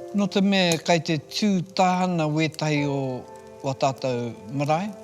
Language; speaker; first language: Māori; native; Māori